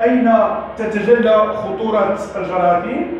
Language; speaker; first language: Arabic; native; Arabic